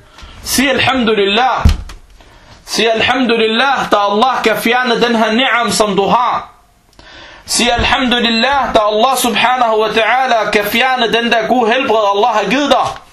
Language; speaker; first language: Danish; early bilingual, other home language; Arabic